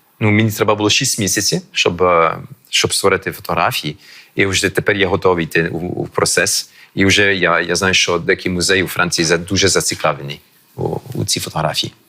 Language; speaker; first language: Ukrainian; early bilingual, heritage; French